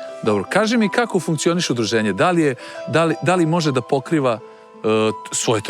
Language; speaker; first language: Croatian; native; Croatian